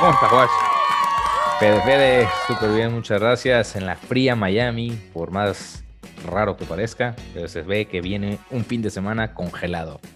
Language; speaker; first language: Spanish; native; Spanish